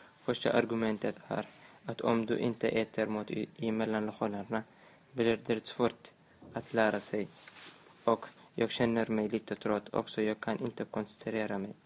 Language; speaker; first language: Swedish; non-native, learner; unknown